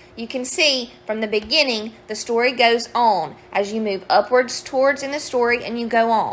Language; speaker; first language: English; native; English